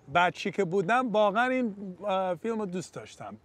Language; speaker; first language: Persian; early bilingual, other home language; English